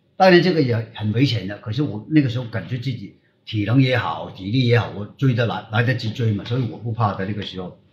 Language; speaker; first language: Chinese; non-native, local second language; Cantonese